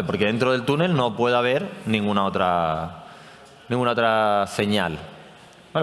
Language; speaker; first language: Spanish; native; Spanish